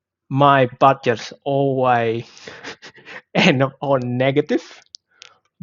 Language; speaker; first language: English; non-native, fluent; Vietnamese